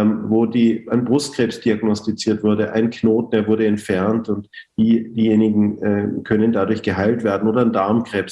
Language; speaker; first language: German; native; German